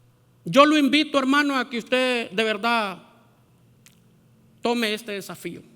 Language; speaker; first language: Spanish; native; Spanish